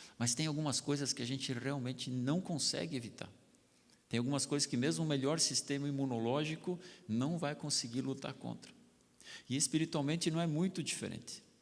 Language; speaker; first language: Portuguese; non-native, local second language; German